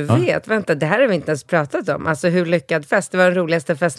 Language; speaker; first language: Swedish; native; Swedish